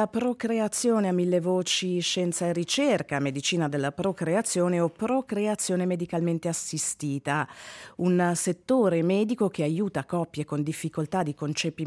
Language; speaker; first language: Italian; native; Italian